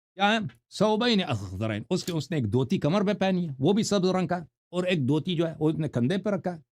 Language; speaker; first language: Urdu; non-native, fluent; Persian